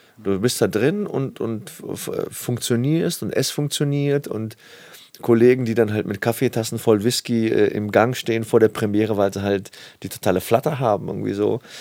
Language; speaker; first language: German; native; German